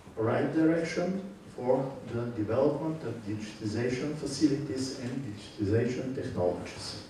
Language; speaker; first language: English; non-native, fluent; Bulgarian